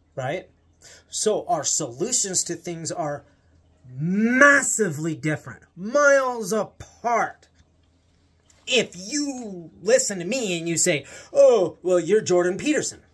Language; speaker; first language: English; native; English